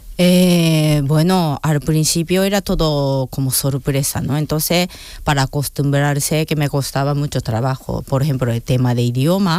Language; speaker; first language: Spanish; non-native, fluent; Japanese